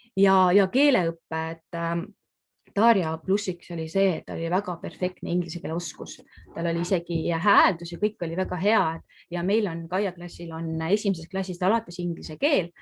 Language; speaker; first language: Estonian; native; Estonian